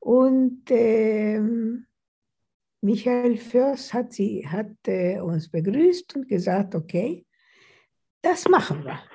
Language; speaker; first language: German; non-native, fluent; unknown